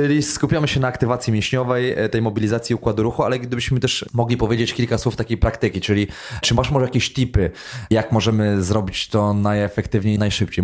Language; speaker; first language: Polish; native; Polish